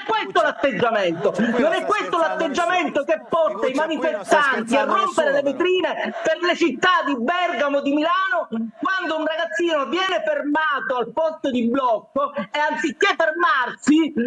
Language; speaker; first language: Italian; native; Italian